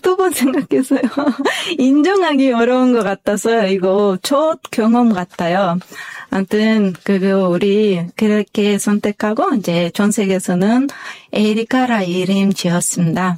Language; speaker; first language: Korean; non-native, fluent; Kyrgyz